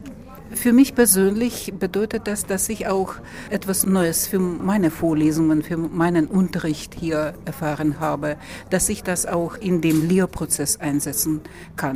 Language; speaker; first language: German; non-native, fluent; Russian